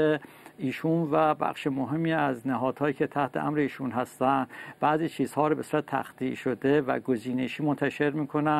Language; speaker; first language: Persian; native; Persian